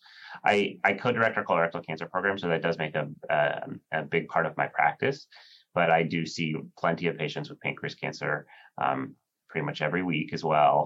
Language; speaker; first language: English; native; English